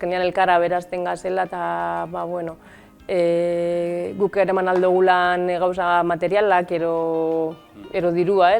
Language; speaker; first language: Basque; native; Basque